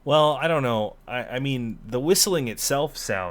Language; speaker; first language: English; native; English